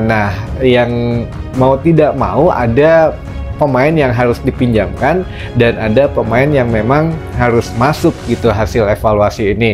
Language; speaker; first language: Indonesian; native; Indonesian